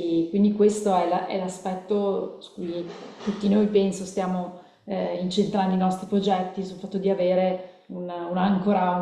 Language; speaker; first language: Italian; native; Italian